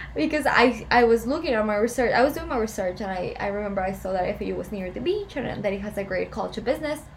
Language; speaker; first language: English; non-native, fluent; Spanish